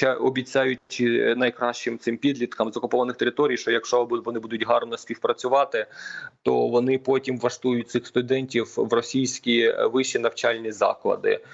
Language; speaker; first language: Ukrainian; non-native, local second language; Russian